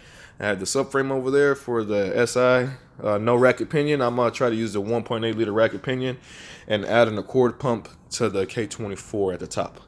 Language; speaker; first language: English; native; English